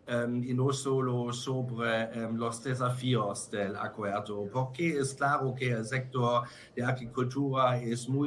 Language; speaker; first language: Spanish; non-native, fluent; German